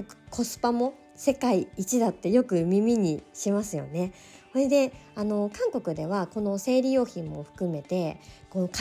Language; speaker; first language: Japanese; native; Japanese